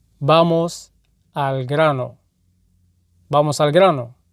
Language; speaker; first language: Spanish; non-native, fluent; Arabic